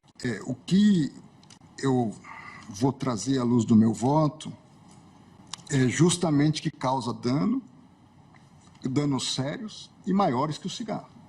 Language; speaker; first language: Portuguese; native; Portuguese